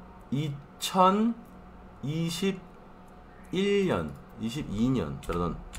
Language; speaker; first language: Spanish; non-native, fluent; Korean